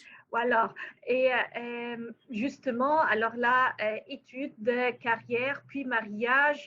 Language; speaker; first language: French; non-native, fluent; Arabic